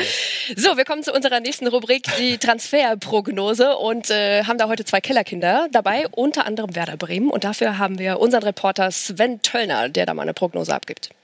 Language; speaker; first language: German; native; German